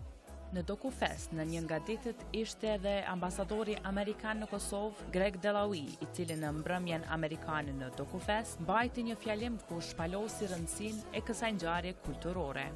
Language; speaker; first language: Albanian; native; Albanian